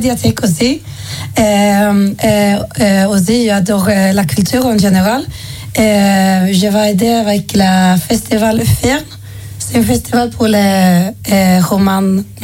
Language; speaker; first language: French; non-native, learner; Swedish